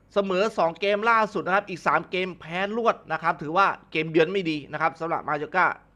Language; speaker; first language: Thai; native; Thai